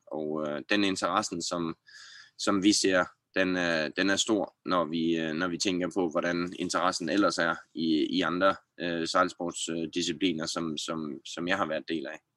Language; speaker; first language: Danish; native; Danish